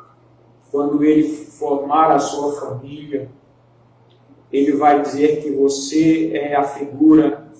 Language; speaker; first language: Portuguese; native; Portuguese